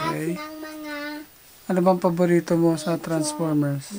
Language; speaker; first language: Filipino; native; Filipino